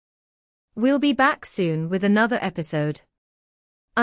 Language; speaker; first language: English; native; English